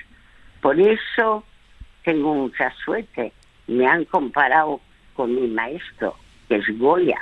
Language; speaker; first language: Spanish; early bilingual, other home language; French